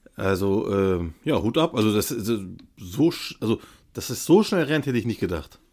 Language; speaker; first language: German; early bilingual, other home language; Turkish